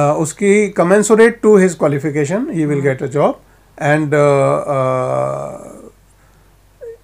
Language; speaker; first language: Hindi; native; Hindi